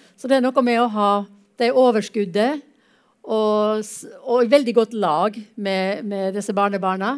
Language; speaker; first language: Norwegian; native; Norwegian